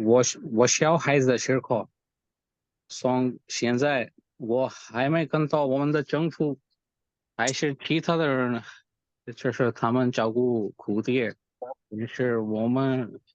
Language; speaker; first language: Chinese; non-native, learner; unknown